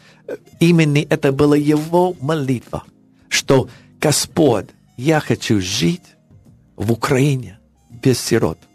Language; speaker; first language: Russian; non-native, learner; English